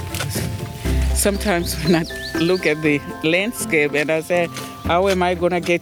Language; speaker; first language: English; non-native, local second language; Shona